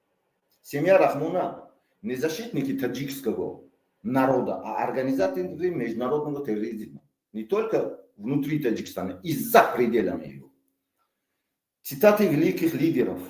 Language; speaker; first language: Russian; non-native, local second language; Tajik